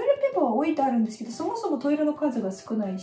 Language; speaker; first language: Japanese; non-native, fluent; Russian